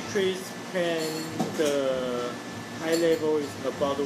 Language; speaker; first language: English; non-native, learner; Chinese